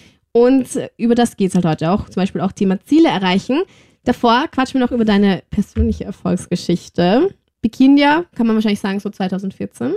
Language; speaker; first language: German; native; German